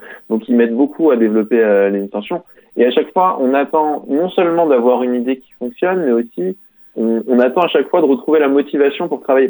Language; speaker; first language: French; native; French